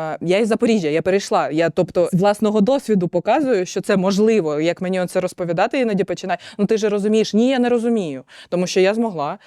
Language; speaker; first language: Ukrainian; non-native, local second language; Russian